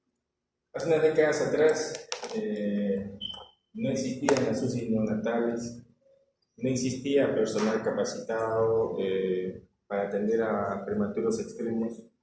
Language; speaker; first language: Spanish; native; Spanish